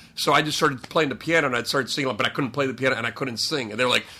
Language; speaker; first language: English; native; English